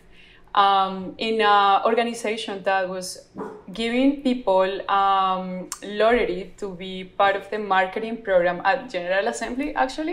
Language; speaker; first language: English; non-native, fluent; Spanish